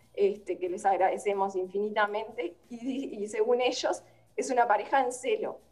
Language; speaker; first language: Spanish; native; Spanish